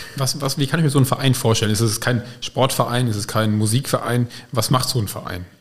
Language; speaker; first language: German; native; German